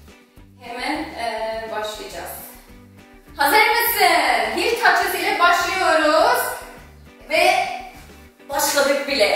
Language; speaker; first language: Turkish; non-native, fluent; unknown